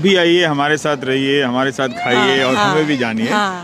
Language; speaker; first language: Hindi; native; Hindi